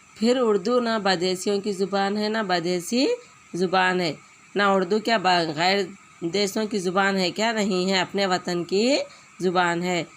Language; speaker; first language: Urdu; native; Urdu